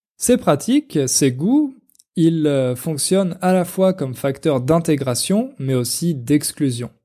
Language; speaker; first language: French; native; French